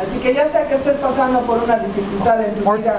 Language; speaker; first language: Spanish; native; Spanish